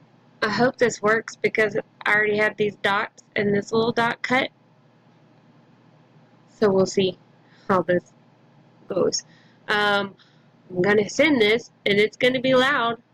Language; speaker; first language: English; native; English